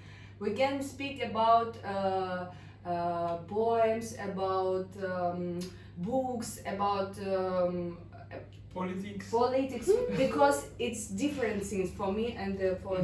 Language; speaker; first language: English; non-native, learner; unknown